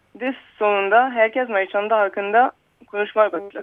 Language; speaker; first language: Turkish; early bilingual, heritage; Turkish